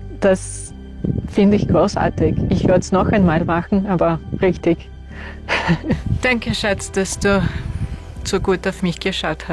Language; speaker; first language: German; non-native, fluent; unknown